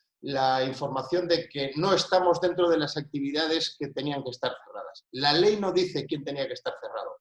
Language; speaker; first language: Spanish; native; Spanish